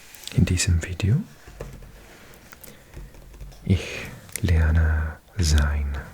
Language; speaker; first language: German; non-native, learner; English